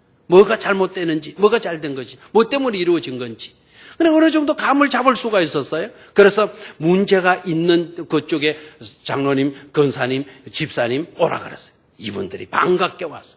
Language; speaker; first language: Korean; native; Korean